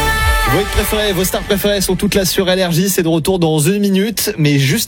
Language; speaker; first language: French; native; French